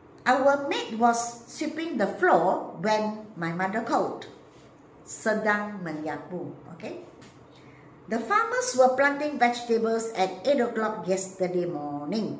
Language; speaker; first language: English; non-native, local second language; Malay